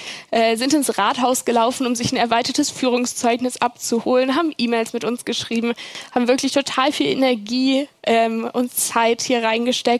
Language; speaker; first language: German; native; German